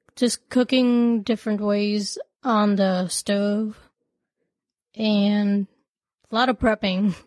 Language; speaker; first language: English; non-native, local second language; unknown